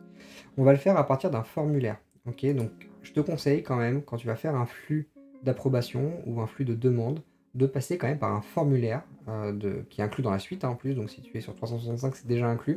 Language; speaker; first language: French; native; French